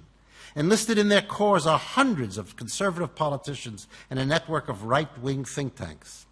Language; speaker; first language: English; native; English